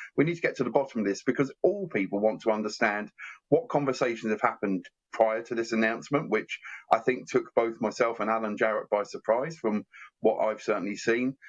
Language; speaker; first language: English; native; English